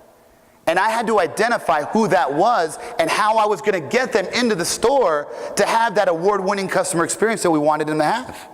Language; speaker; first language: English; native; English